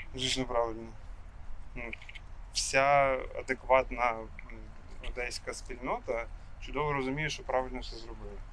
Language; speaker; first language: Ukrainian; non-native, local second language; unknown